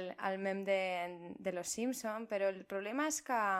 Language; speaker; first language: Catalan; non-native, local second language; Spanish